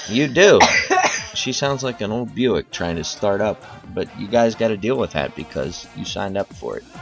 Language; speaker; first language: English; native; English